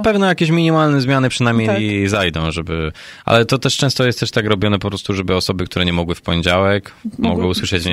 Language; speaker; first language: Polish; native; Polish